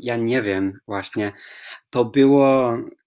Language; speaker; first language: Polish; non-native, fluent; English